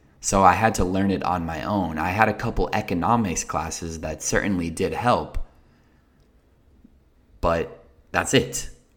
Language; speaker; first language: English; native; English